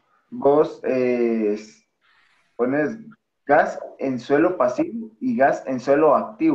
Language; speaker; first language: Spanish; native; Spanish